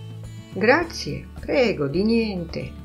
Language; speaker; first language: Italian; non-native, fluent; Polish